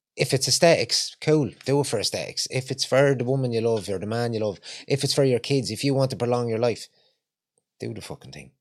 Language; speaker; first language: English; native; English